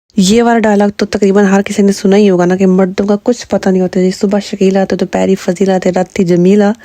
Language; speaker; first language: Urdu; native; Urdu